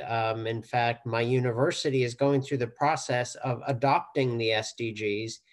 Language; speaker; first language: English; native; English